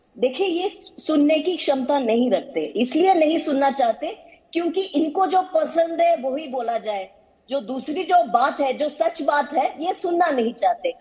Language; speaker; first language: Hindi; non-native, local second language; Kannada